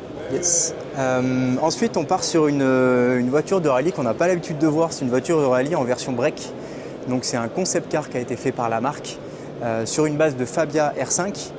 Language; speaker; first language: French; native; French